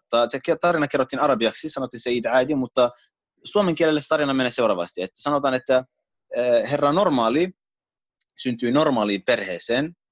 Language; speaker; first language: Finnish; early bilingual, other home language; Arabic